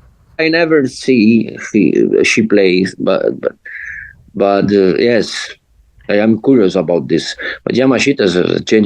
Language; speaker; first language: English; non-native, learner; Portuguese